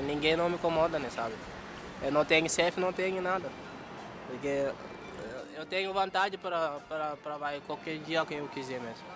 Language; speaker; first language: Portuguese; non-native, learner; Wolof